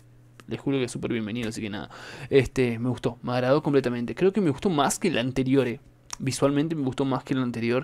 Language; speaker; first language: Spanish; native; Spanish